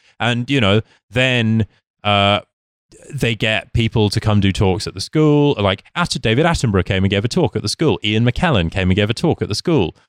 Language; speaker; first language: English; native; English